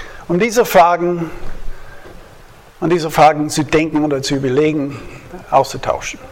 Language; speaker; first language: German; non-native, fluent; English